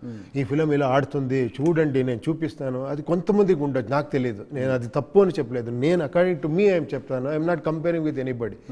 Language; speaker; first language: Telugu; non-native, learner; Kannada